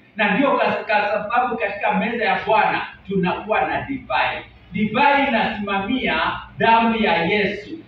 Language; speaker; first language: Swahili; native; Swahili